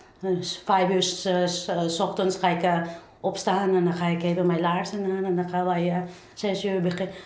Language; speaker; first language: Dutch; non-native, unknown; English